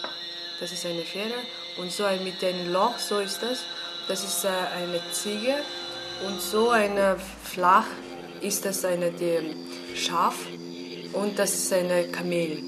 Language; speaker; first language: German; non-native, learner; Mongolian